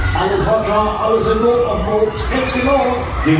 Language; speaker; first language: German; native; German